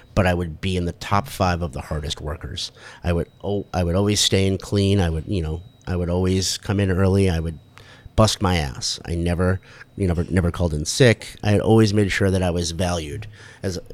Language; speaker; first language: English; native; English